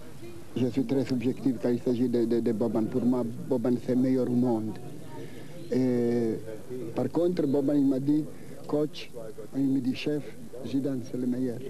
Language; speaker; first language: French; non-native, fluent; Croatian